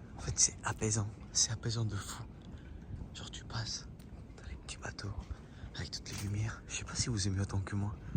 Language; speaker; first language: French; early bilingual, other home language; Spanish